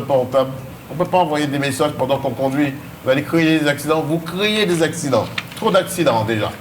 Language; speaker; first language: French; native; French